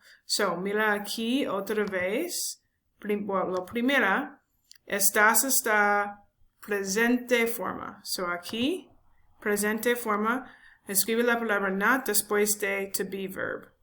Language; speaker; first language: Spanish; non-native, learner; English